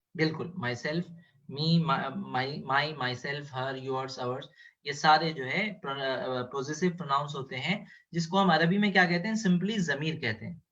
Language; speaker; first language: Urdu; native; Urdu